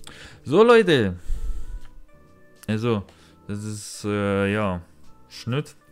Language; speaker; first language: German; non-native, learner; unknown